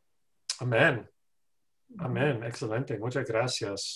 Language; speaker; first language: Spanish; non-native, fluent; English